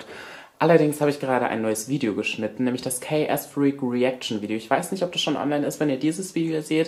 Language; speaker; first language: German; native; German